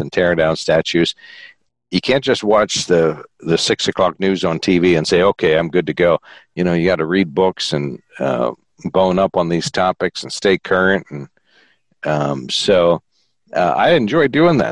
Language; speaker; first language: English; native; English